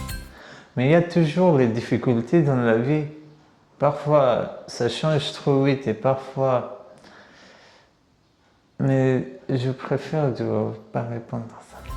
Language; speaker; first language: French; non-native, learner; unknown